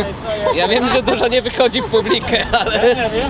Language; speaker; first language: Polish; native; Polish